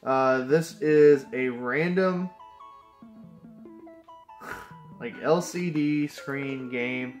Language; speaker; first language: English; native; English